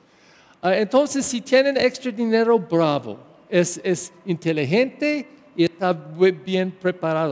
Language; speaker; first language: Spanish; non-native, learner; English